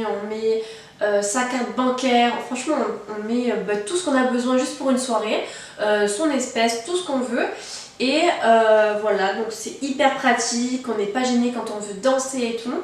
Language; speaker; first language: French; native; French